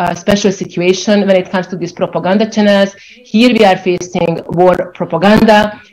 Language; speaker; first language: English; non-native, fluent; Ukrainian